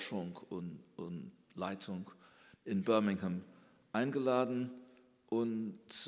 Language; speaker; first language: German; early bilingual, heritage; German